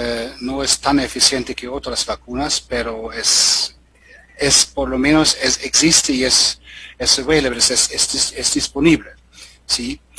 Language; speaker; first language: Spanish; non-native, fluent; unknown